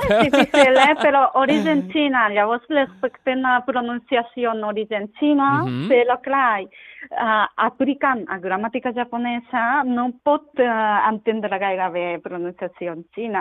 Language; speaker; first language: Catalan; non-native, learner; Japanese